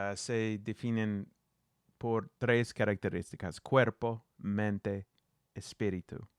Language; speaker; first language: Spanish; non-native, learner; English